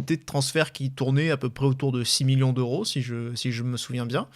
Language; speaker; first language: French; native; French